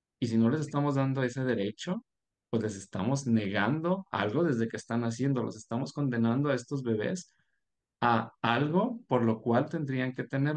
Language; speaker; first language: Spanish; native; Spanish